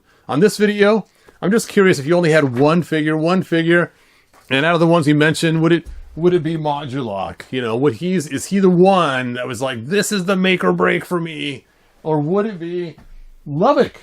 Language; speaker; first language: English; native; English